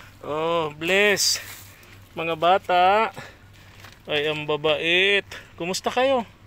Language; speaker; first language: Filipino; native; Filipino